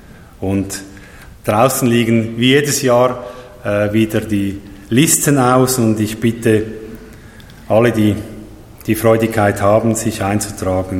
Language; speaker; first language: German; native; German